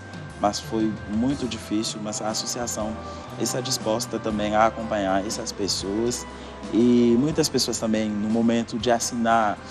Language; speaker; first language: Portuguese; non-native, fluent; Haitian Creole